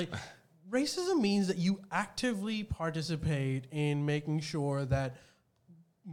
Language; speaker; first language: English; non-native, local second language; Urdu